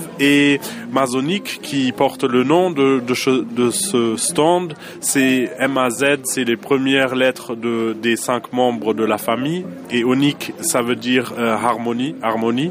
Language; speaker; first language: French; non-native, fluent; German